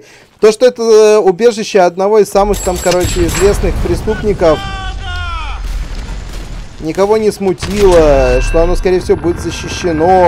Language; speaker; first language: Russian; native; Russian